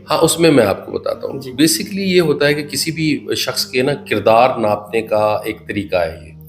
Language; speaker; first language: Urdu; non-native, local second language; Punjabi